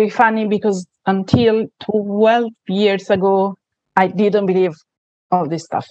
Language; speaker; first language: English; non-native, fluent; Italian